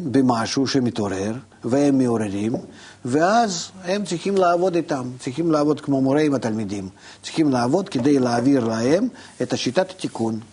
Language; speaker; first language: Hebrew; non-native, fluent; Russian